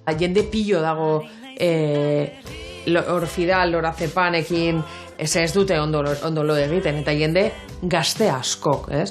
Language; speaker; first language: Basque; native; Basque